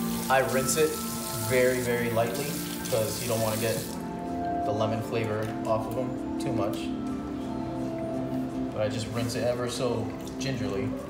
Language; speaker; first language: English; early bilingual, other home language; Spanish